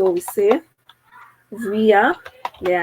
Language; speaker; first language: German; non-native, fluent; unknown